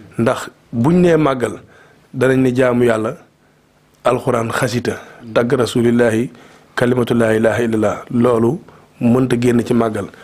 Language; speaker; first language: Wolof; native; Wolof